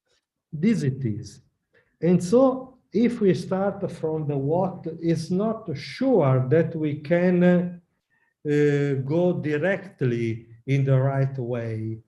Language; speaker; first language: English; non-native, learner; Italian